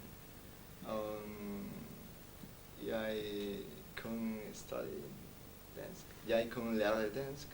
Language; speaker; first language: Danish; non-native, learner; Spanish